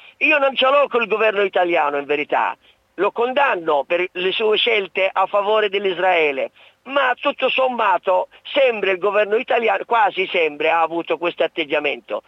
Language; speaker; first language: Italian; non-native, fluent; Arabic